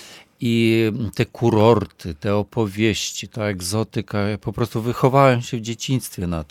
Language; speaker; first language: Polish; non-native, fluent; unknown